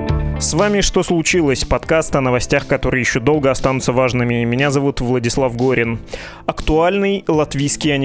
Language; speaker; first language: Russian; native; Russian